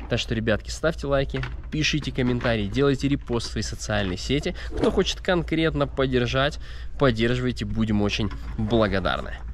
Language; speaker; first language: Russian; native; Russian